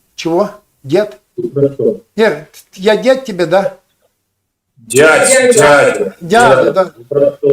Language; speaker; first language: Russian; non-native, local second language; Ukrainian